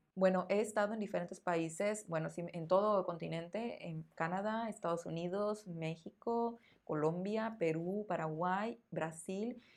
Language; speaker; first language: Spanish; native; Spanish